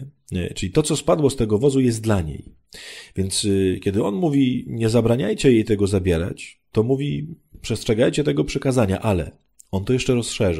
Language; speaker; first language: Polish; native; Polish